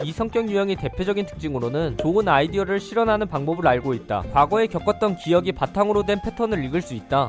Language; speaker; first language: Korean; native; Korean